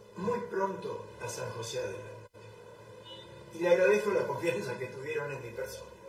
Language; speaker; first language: Spanish; native; Spanish